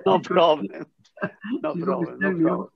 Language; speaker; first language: English; non-native, fluent; Italian